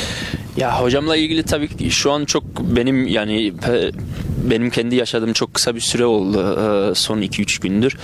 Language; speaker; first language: Turkish; early bilingual, other home language; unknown